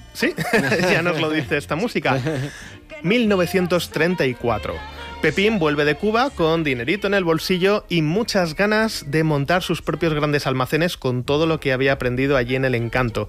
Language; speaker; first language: Spanish; native; Spanish